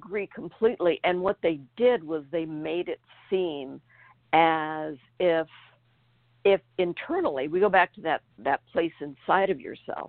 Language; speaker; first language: English; native; English